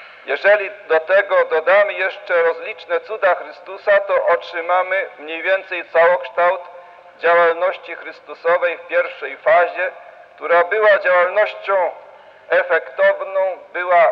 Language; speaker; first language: Polish; native; Polish